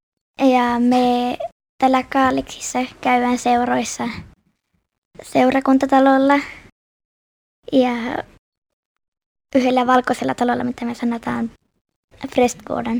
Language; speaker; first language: Finnish; early bilingual, heritage; Finnish